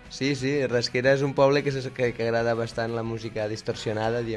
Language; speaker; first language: Catalan; native; Catalan